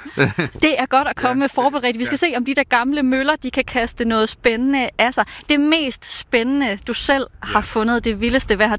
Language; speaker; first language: Danish; native; Danish